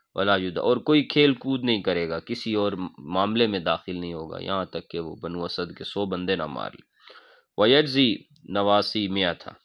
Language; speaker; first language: Urdu; non-native, local second language; Punjabi